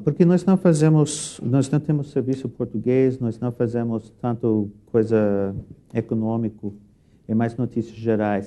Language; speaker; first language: Portuguese; non-native, fluent; English